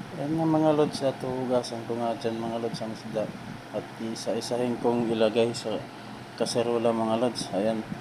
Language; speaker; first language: Filipino; non-native, local second language; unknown